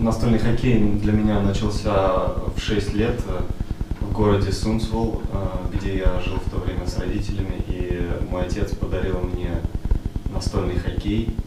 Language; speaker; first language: Russian; native; Russian